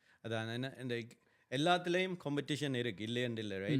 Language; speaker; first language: Tamil; early bilingual, other home language; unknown